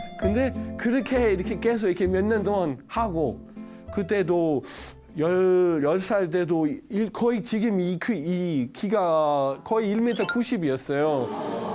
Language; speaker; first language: Korean; non-native, learner; Danish